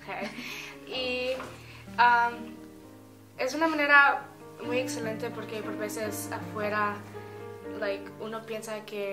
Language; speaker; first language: Spanish; early bilingual, heritage; Spanish